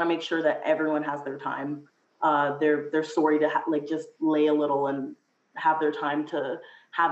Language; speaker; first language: English; native; English